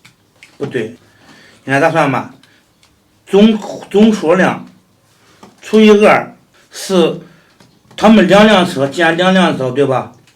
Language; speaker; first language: Chinese; native; Chinese